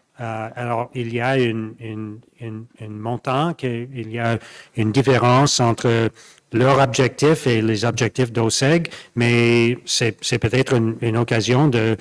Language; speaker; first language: French; non-native, local second language; English